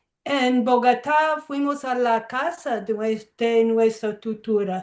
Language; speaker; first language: Spanish; non-native, fluent; English